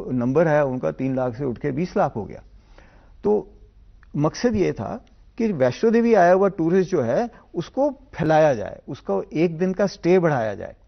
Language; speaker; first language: Hindi; non-native, local second language; Dogri